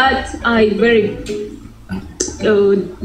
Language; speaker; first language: English; non-native, learner; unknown